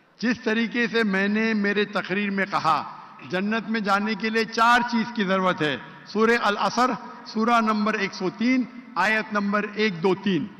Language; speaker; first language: Urdu; non-native, local second language; Konkani